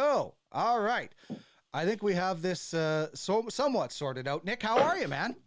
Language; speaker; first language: English; native; English